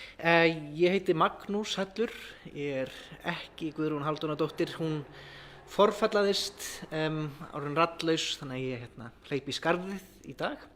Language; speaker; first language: Icelandic; native; Icelandic